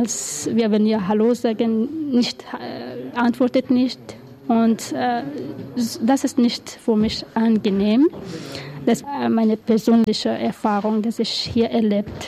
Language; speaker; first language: German; non-native, learner; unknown